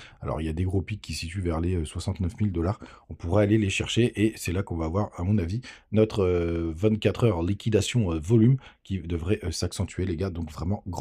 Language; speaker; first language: French; native; French